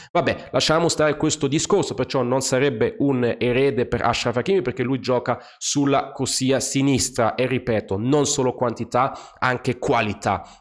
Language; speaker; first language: Italian; non-native, fluent; German